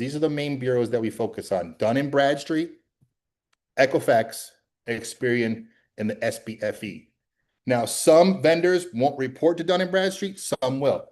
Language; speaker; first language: English; native; English